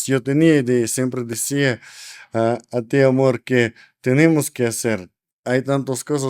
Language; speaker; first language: Spanish; non-native, learner; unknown